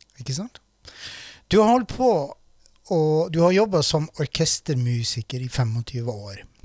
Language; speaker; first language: Norwegian; native; Norwegian